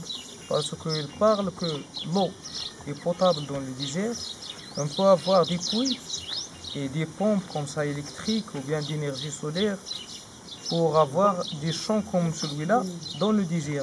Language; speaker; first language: French; non-native, learner; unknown